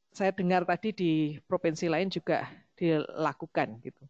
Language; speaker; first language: Indonesian; native; Indonesian